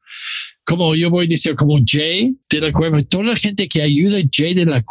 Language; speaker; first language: Spanish; non-native, learner; English